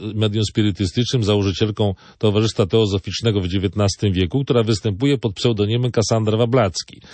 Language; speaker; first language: Polish; native; Polish